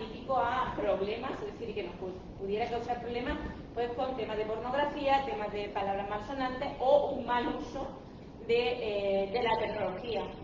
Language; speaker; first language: Spanish; native; Spanish